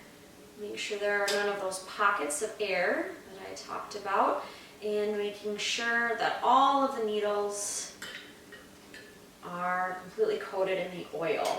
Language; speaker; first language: English; native; English